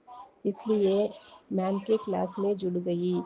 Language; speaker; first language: Hindi; non-native, local second language; Tamil